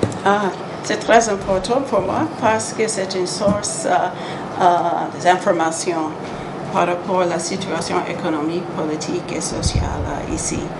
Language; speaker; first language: French; non-native, learner; English